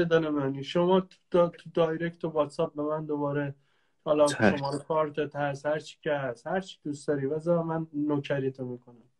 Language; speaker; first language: Persian; native; Persian